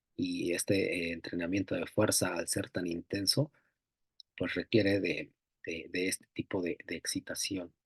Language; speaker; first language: Spanish; native; Spanish